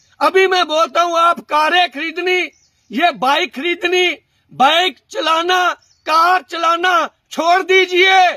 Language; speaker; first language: Hindi; non-native, local second language; Punjabi